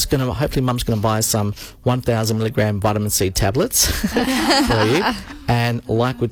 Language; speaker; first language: English; native; English